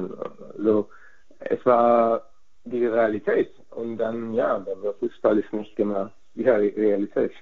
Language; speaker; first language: German; non-native, fluent; Hungarian